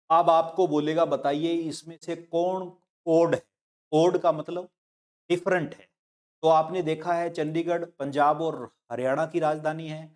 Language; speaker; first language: Hindi; non-native, local second language; Punjabi